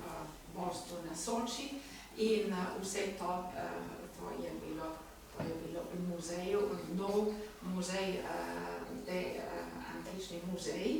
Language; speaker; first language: Slovenian; non-native, learner; German